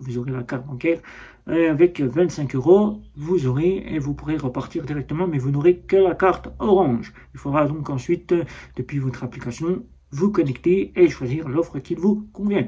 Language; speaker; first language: French; native; French